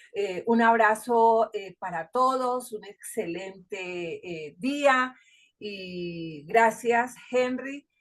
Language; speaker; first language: Spanish; native; Spanish